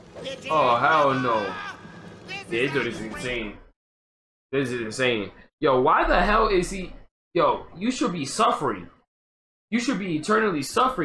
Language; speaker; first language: English; native; English